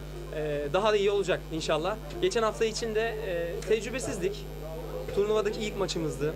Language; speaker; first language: Turkish; native; Turkish